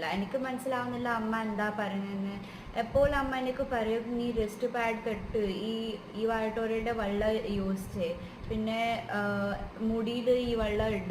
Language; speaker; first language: Malayalam; early bilingual, heritage; Malayalam